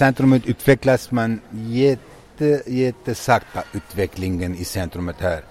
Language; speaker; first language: Swedish; non-native, fluent; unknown